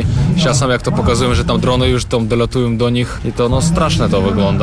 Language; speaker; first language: Polish; non-native, fluent; Russian